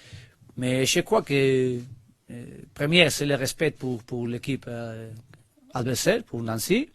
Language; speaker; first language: French; non-native, learner; Spanish